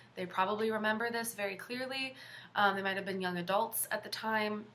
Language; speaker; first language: English; native; English